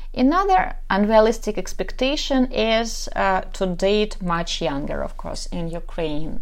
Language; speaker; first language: English; non-native, fluent; Ukrainian